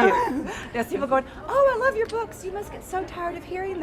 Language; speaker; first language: English; native; English